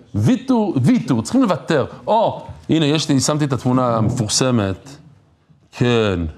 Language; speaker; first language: Hebrew; non-native, fluent; English